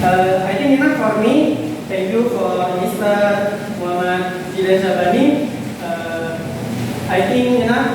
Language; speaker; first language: English; non-native, learner; Indonesian